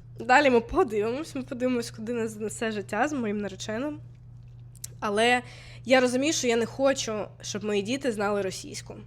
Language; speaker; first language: Ukrainian; non-native, local second language; Russian